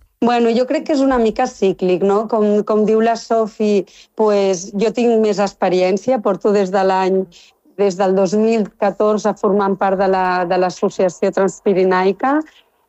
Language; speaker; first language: Catalan; non-native, local second language; Spanish